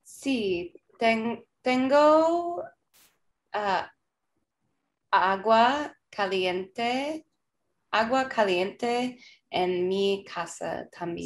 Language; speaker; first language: Spanish; non-native, learner; English